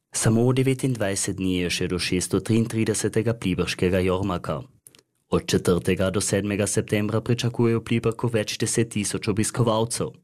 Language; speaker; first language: Slovenian; early bilingual, heritage; Slovenian